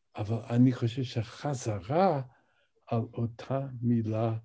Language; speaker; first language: Hebrew; non-native, fluent; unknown